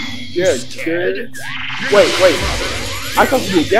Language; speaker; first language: English; native; English